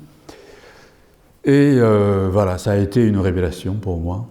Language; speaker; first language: French; non-native, fluent; Japanese